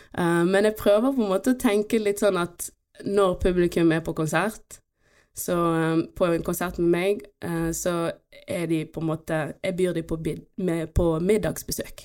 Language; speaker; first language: Norwegian; early bilingual, other home language; Portuguese